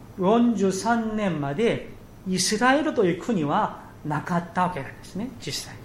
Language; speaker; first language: Japanese; non-native, fluent; Korean